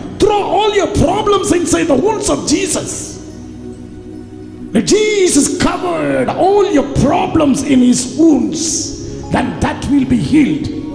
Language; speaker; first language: English; non-native, local second language; Tamil